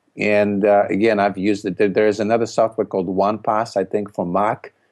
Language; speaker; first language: English; non-native, fluent; Polish